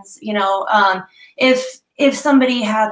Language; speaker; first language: English; native; English